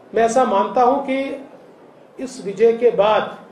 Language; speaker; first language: Hindi; non-native, local second language; Marathi